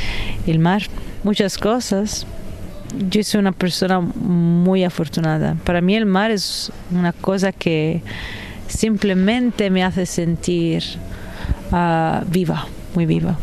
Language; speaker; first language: Spanish; non-native, fluent; Italian